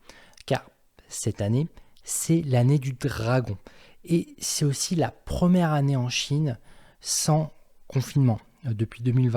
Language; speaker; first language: French; native; French